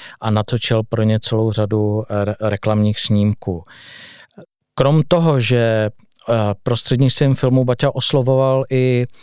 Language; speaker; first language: Czech; native; Czech